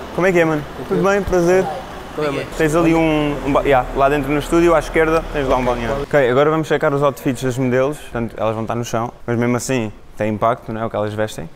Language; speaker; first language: Portuguese; native; Portuguese